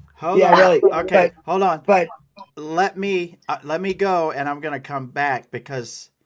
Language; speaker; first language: English; native; English